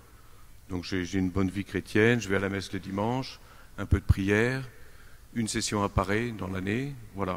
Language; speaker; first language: French; native; French